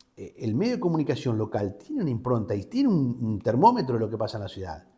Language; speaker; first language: Spanish; native; Spanish